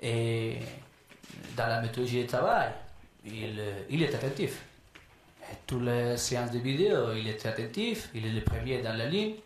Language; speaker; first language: French; non-native, learner; Spanish